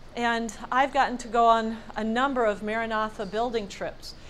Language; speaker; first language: English; native; English